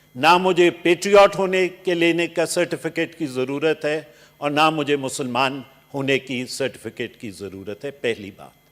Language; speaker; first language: Urdu; native; Urdu